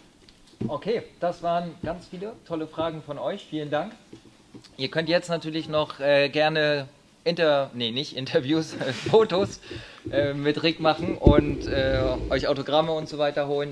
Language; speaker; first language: German; native; German